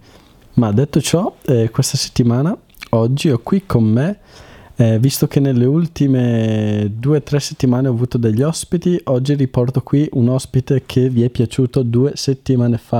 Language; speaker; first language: Italian; native; Italian